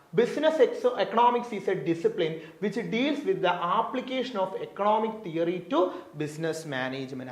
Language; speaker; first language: English; non-native, local second language; Malayalam